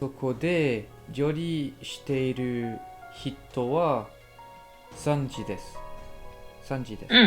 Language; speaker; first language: Japanese; non-native, learner; French